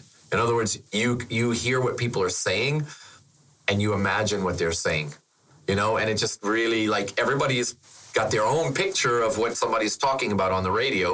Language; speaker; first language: English; non-native, fluent; German